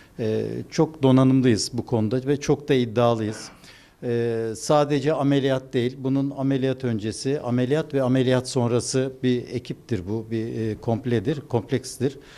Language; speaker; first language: Turkish; native; Turkish